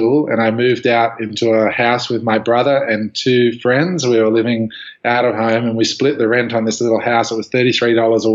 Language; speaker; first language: English; native; English